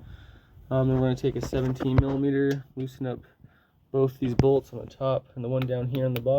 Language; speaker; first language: English; native; English